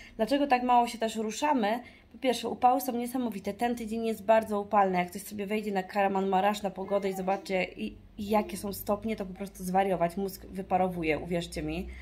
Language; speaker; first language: Polish; early bilingual, heritage; Polish